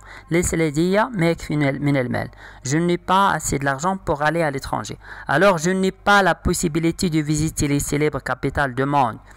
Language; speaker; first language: French; non-native, local second language; Arabic